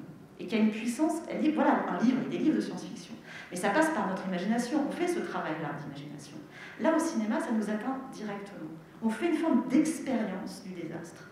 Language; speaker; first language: French; native; French